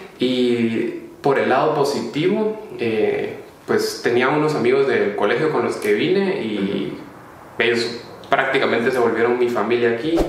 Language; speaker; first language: Spanish; native; Spanish